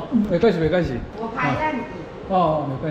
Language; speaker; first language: Chinese; non-native, learner; Korean